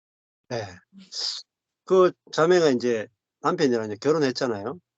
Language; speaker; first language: Korean; native; Korean